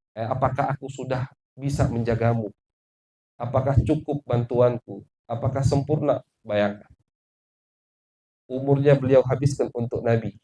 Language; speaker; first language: Indonesian; native; Indonesian